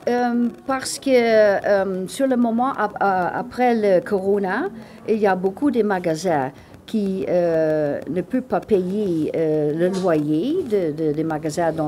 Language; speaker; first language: French; non-native, learner; English